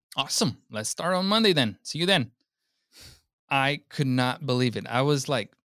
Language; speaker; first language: English; non-native, fluent; Portuguese